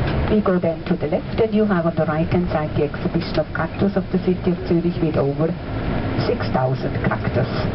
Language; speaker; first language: English; non-native, fluent; German